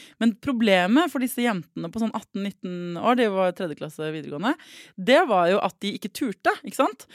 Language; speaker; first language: Norwegian; native; Norwegian